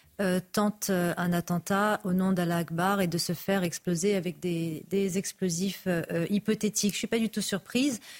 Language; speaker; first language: French; native; French